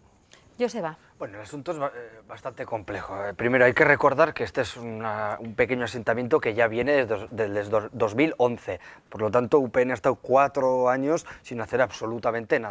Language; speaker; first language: Spanish; native; Spanish